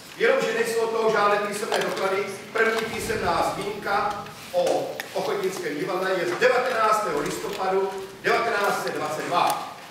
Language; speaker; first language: Czech; native; Czech